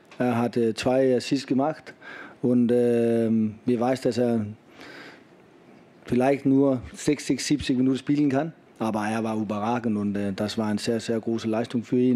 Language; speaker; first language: German; non-native, fluent; Danish